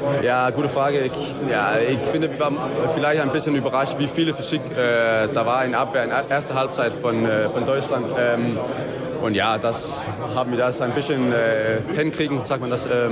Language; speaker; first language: German; non-native, learner; Danish